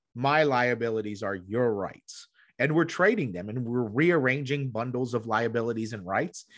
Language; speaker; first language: English; native; English